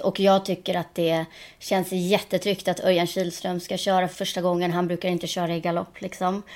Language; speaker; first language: Swedish; native; Swedish